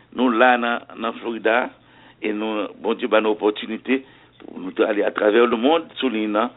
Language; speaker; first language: French; non-native, local second language; Haitian Creole